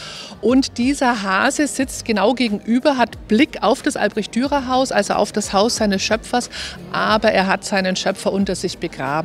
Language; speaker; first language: German; native; German